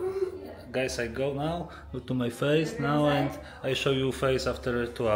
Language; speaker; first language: English; non-native, learner; Polish